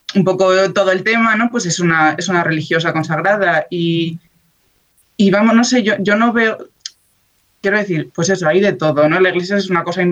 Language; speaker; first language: Spanish; native; Spanish